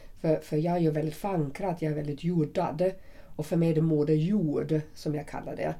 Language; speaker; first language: Swedish; non-native, fluent; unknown